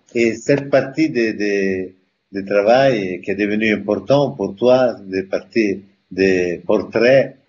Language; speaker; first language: French; non-native, fluent; Italian